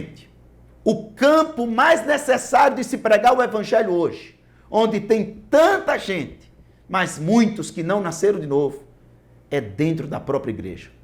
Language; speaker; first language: Portuguese; native; Portuguese